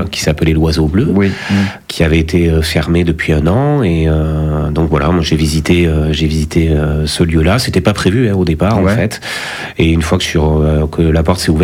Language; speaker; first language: French; native; French